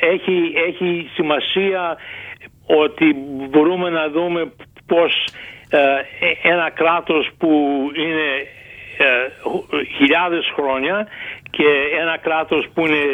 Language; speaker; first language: Greek; early bilingual, heritage; Greek